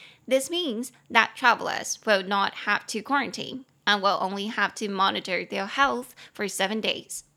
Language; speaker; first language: English; non-native, fluent; Chinese